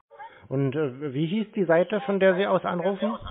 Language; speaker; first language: German; native; German